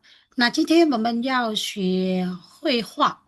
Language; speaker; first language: Chinese; non-native, fluent; Khmer